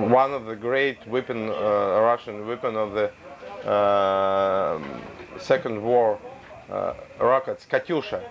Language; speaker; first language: English; non-native, learner; Russian